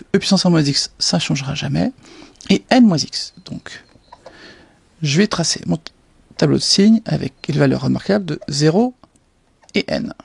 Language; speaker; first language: French; native; French